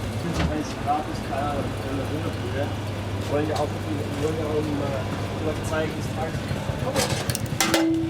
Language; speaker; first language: German; native; German